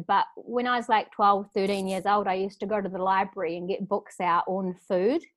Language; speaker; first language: English; native; English